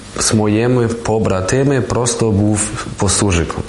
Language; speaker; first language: Ukrainian; non-native, learner; German